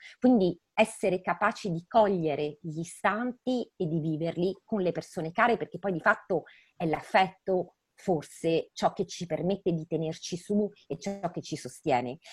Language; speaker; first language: Italian; native; Italian